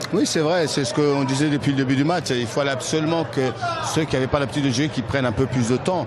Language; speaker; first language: French; native; French